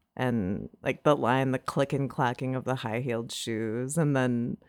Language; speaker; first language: English; native; English